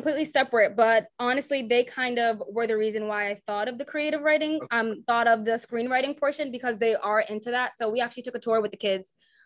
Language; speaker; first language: English; native; English